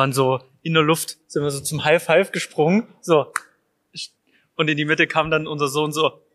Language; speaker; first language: German; native; German